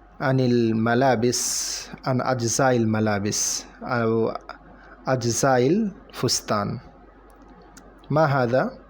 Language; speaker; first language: Arabic; non-native, fluent; Bangla